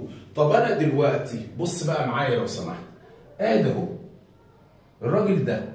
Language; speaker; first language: Arabic; native; Arabic